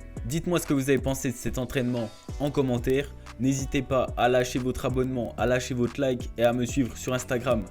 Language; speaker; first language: French; native; French